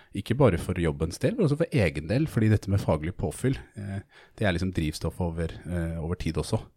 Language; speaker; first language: Norwegian; native; Norwegian